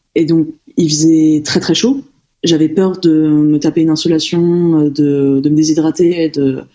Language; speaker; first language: French; native; French